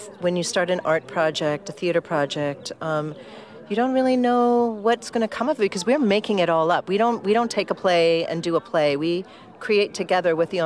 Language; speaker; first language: English; native; English